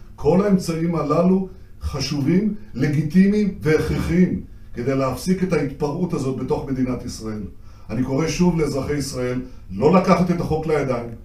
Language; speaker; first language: Hebrew; native; Hebrew